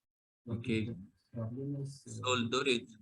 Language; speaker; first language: Persian; non-native, learner; Russian